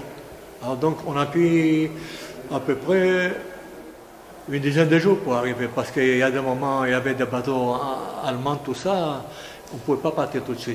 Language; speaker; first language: French; non-native, fluent; Greek